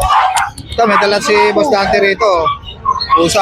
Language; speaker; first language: Filipino; native; Filipino